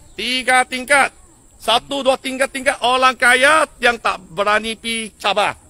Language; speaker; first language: Malay; non-native, local second language; Chinese